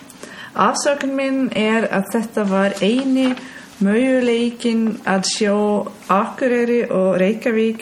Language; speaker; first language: Icelandic; non-native, learner; German